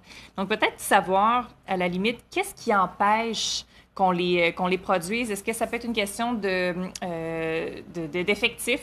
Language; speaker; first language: French; native; French